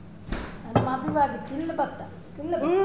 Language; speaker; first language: Arabic; non-native, learner; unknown